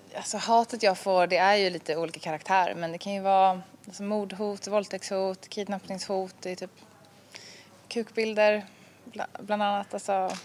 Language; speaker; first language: Swedish; native; Swedish